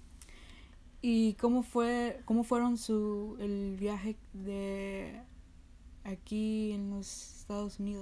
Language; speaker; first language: Spanish; early bilingual, heritage; Spanish